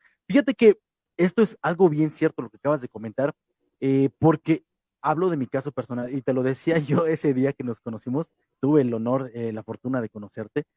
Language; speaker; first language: Spanish; native; Spanish